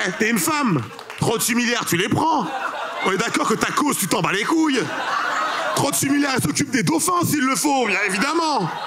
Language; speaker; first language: French; early bilingual, other home language; Haitian Creole